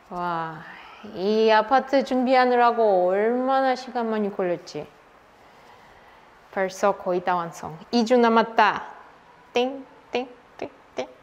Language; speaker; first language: Korean; non-native, fluent; Russian